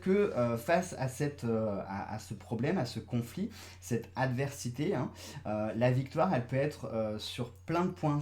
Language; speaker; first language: French; native; French